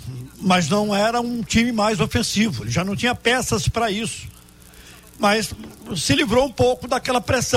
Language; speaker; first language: Portuguese; native; Portuguese